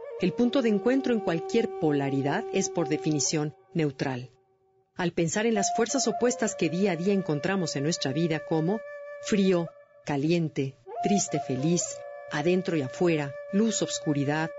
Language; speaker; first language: Spanish; native; Spanish